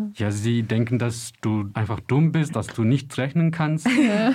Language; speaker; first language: German; non-native, fluent; Turkish